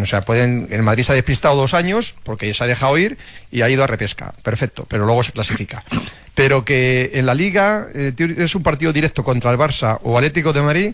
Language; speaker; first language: Spanish; native; Spanish